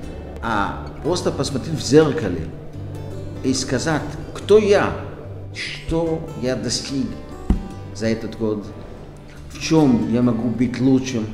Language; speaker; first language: Russian; non-native, fluent; Hebrew